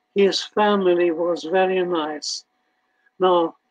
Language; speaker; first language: English; early bilingual, other home language; Hungarian